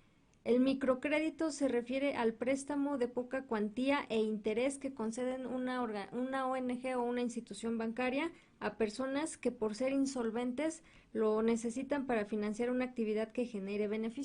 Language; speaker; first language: Spanish; native; Spanish